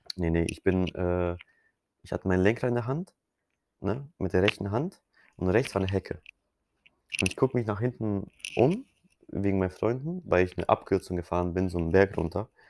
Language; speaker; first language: German; early bilingual, other home language; Polish